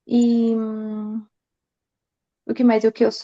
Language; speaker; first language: Portuguese; non-native, fluent; Spanish